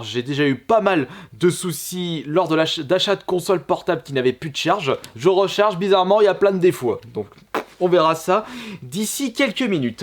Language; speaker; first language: French; native; French